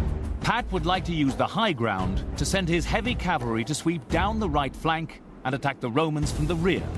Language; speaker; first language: English; native; English